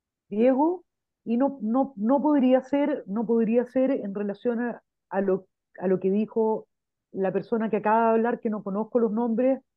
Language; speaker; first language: Spanish; native; Spanish